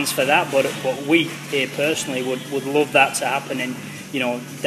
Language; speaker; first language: English; native; English